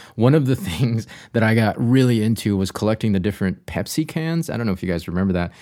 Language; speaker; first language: English; native; English